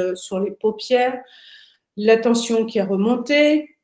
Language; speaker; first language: French; native; French